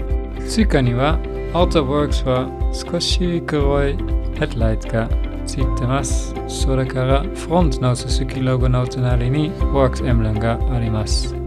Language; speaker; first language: Japanese; non-native, learner; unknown